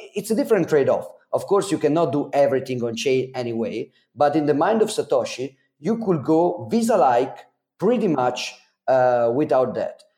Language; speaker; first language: English; non-native, fluent; Italian